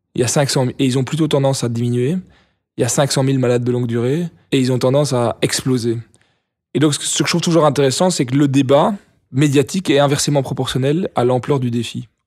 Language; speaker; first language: French; native; French